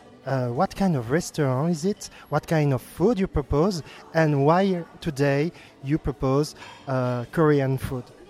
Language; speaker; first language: English; non-native, fluent; French